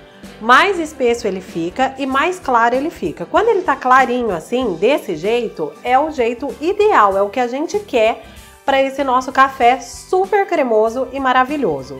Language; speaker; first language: Portuguese; native; Portuguese